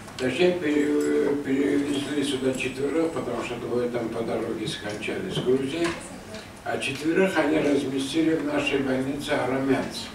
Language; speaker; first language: Russian; non-native, local second language; Armenian